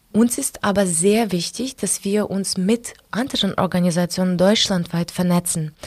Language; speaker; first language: German; non-native, fluent; Ukrainian